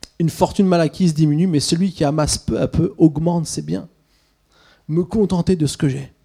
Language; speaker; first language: French; early bilingual, other home language; Swiss German